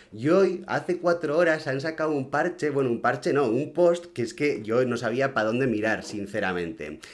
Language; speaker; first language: Spanish; native; Spanish